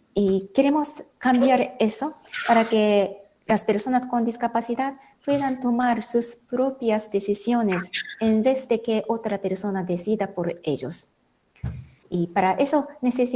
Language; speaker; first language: Spanish; non-native, fluent; Japanese